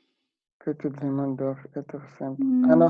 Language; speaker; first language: French; non-native, learner; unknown